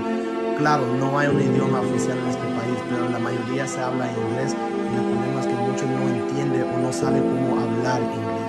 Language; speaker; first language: Spanish; early bilingual, heritage; Spanish